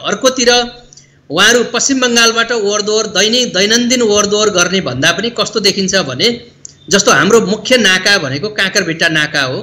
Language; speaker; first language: Nepali; native; Nepali